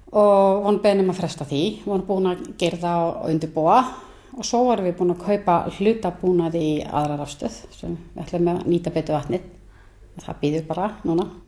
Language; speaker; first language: Icelandic; native; Icelandic